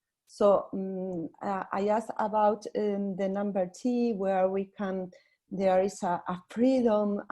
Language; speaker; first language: English; non-native, learner; Spanish